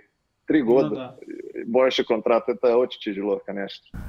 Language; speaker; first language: Russian; non-native, learner; Portuguese